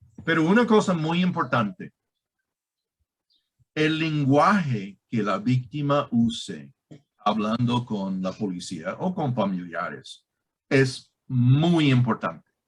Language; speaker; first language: Spanish; non-native, fluent; English